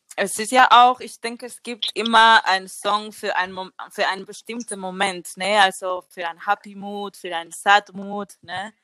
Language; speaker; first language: German; non-native, learner; Spanish